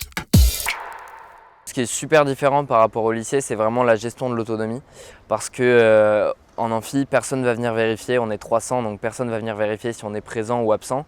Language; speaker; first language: French; native; French